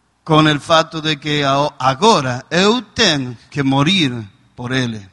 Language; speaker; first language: Portuguese; non-native, learner; Spanish